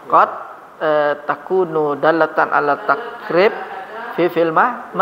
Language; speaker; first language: Arabic; non-native, fluent; Indonesian